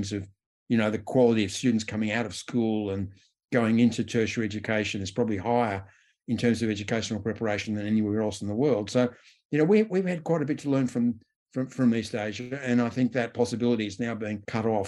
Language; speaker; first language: English; native; English